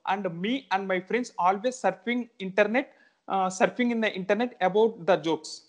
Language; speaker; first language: English; non-native, local second language; Telugu